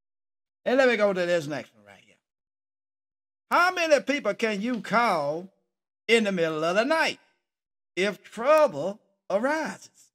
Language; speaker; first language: English; native; English